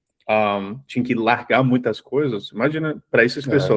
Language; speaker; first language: Portuguese; early bilingual, heritage; English